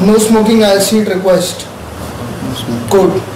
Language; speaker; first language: English; non-native, local second language; Hindi